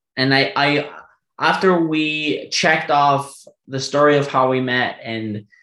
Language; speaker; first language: English; non-native, fluent; German